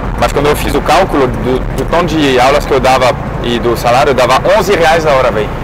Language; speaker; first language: Portuguese; non-native, fluent; French